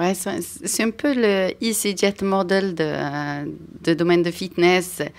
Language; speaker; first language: French; non-native, fluent; Swedish